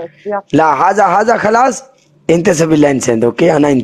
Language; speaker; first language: Arabic; non-native, learner; Punjabi